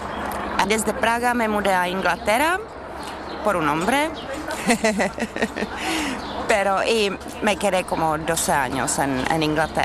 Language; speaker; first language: Spanish; non-native, fluent; Czech